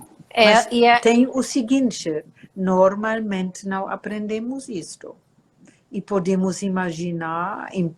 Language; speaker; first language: Portuguese; non-native, fluent; German